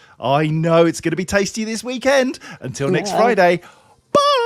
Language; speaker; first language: English; native; English